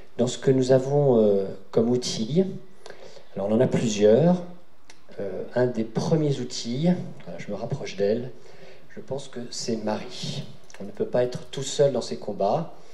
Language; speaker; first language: French; native; French